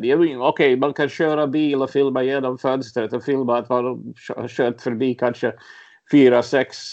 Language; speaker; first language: Swedish; early bilingual, other home language; Latvian